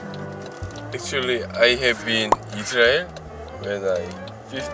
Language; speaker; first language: English; non-native, learner; Korean